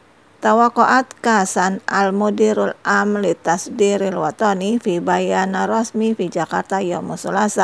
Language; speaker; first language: Arabic; non-native, learner; Indonesian